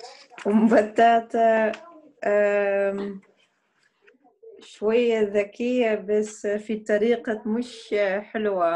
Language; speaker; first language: Arabic; non-native, learner; Dutch